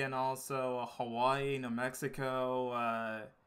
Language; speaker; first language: English; native; English